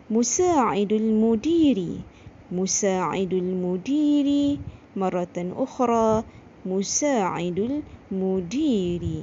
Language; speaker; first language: Arabic; non-native, fluent; Malay